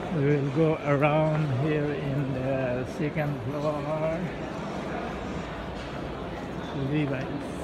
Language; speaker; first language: English; non-native, local second language; Filipino